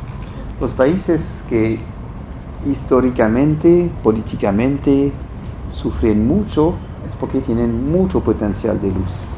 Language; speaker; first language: Spanish; non-native, fluent; French